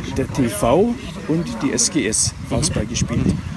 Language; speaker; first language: German; non-native, fluent; Latvian